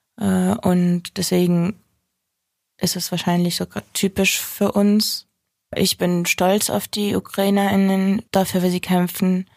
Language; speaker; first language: German; non-native, fluent; Ukrainian